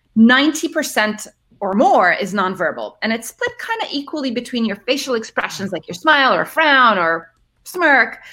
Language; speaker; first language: English; early bilingual, other home language; Arabic